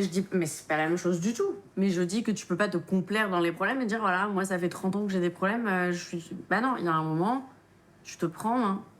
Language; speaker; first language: French; native; French